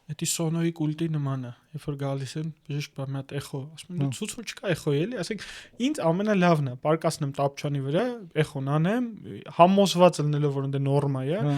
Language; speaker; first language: Armenian; native; Armenian